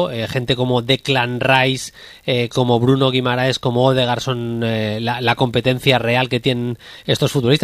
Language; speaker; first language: Spanish; native; Spanish